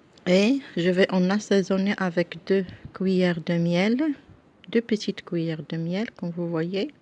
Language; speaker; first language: French; non-native, local second language; Arabic